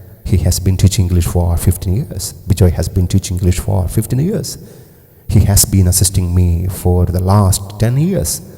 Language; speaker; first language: English; non-native, local second language; Malayalam